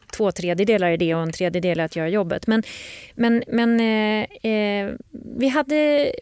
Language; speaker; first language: Swedish; native; Swedish